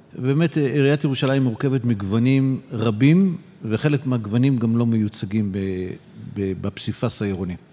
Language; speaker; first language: Hebrew; native; Hebrew